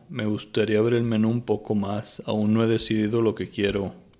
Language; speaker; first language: Spanish; native; Spanish